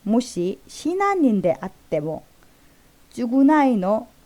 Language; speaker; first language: Japanese; non-native, fluent; Korean